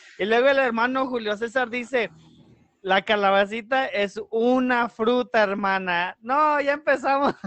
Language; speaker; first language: Spanish; early bilingual, heritage; Spanish